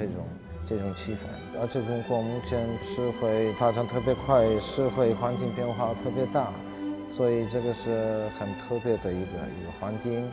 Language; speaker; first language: Chinese; non-native, fluent; Czech